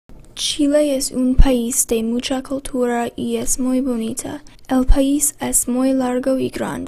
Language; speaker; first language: Spanish; non-native, learner; English